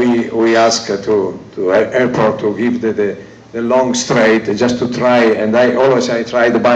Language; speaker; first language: English; non-native, learner; Italian